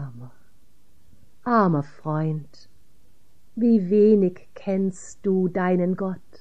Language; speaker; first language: German; native; German